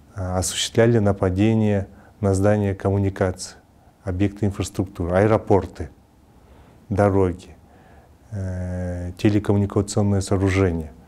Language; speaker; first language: Russian; non-native, local second language; Kazakh